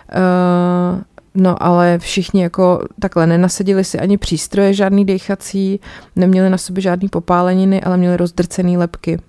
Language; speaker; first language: Czech; native; Czech